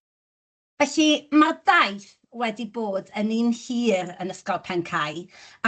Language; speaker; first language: Welsh; native; Welsh